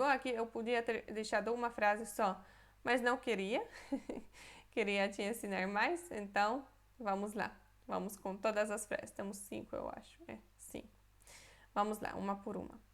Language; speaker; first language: Portuguese; non-native, fluent; Polish